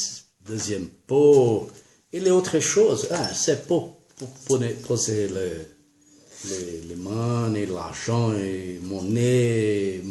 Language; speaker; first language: French; non-native, learner; Portuguese